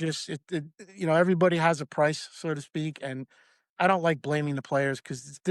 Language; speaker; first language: English; native; English